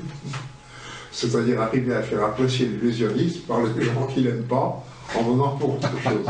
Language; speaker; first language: French; native; French